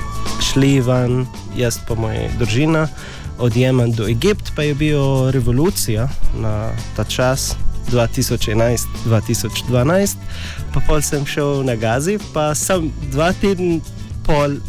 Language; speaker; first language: Slovenian; non-native, learner; Arabic